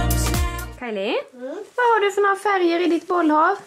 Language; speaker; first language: Swedish; native; Swedish